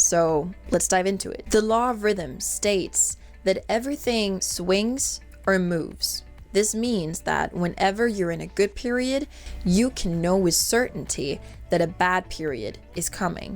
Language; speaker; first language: English; non-native, fluent; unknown